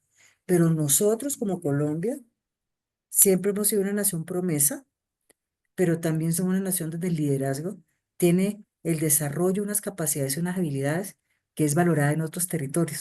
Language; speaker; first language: Spanish; native; Spanish